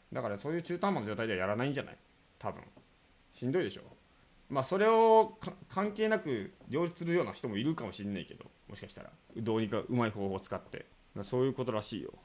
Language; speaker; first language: Japanese; native; Japanese